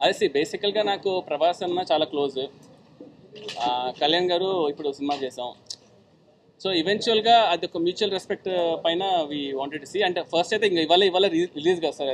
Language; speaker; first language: Telugu; native; Telugu